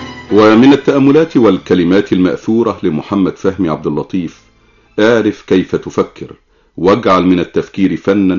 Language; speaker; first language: Arabic; native; Arabic